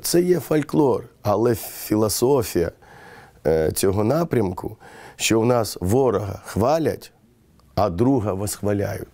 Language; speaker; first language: Ukrainian; non-native, local second language; Romany